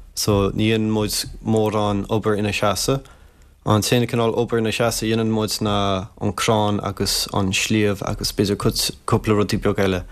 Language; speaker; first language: Irish; early bilingual, other home language; French